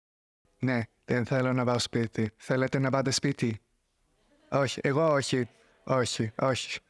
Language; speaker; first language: Greek; non-native, fluent; English